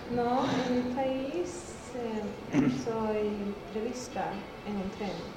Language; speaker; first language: Spanish; non-native, learner; Swedish